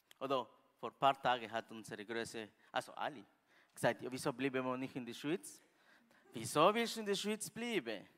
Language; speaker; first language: German; non-native, learner; Spanish